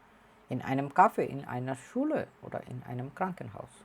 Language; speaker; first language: German; non-native, fluent; Bangla